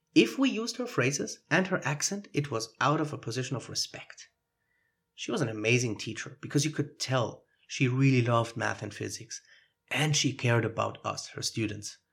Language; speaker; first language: English; non-native, fluent; German